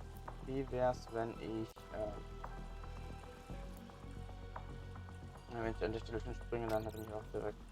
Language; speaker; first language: German; native; German